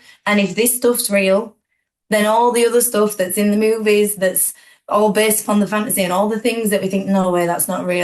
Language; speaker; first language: English; native; English